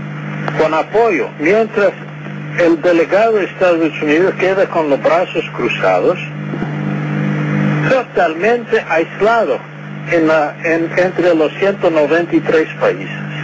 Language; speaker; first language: Spanish; non-native, fluent; English